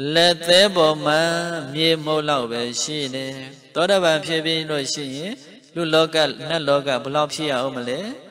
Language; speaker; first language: Burmese; non-native, local second language; Mon